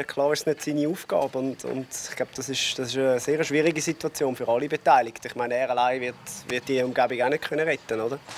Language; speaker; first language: German; native; German